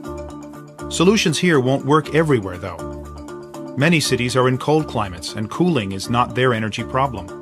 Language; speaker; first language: English; native; English